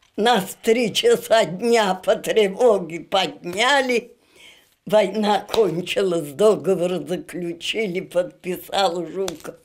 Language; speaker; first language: Russian; native; Russian